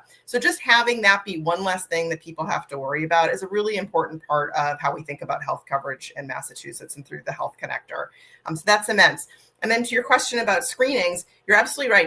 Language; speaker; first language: English; native; English